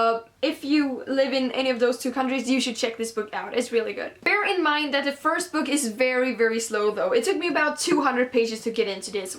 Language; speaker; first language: English; non-native, fluent; Swedish